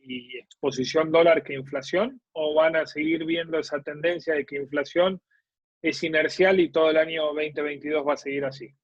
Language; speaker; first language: Spanish; native; Spanish